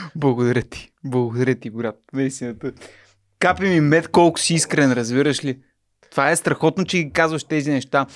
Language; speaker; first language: Bulgarian; native; Bulgarian